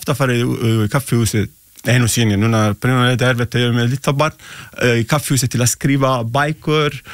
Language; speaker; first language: Icelandic; non-native, learner; Italian